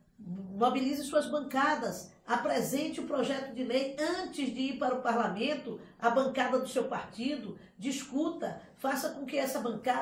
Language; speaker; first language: Portuguese; native; Portuguese